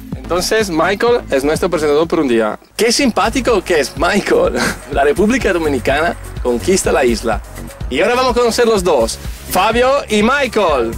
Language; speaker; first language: Spanish; native; Spanish